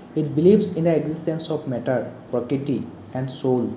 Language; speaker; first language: English; non-native, local second language; Assamese